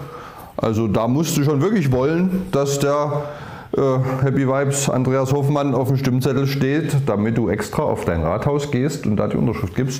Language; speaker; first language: German; native; German